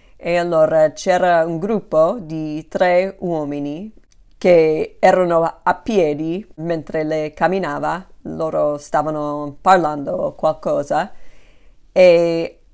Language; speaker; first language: Italian; non-native, fluent; English